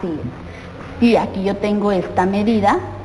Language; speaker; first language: Spanish; native; Spanish